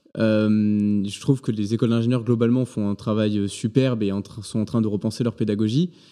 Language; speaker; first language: French; native; French